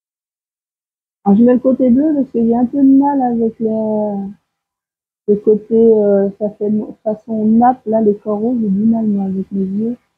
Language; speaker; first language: French; native; French